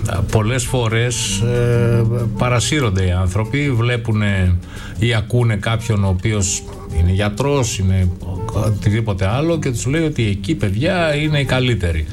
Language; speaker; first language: Greek; native; Greek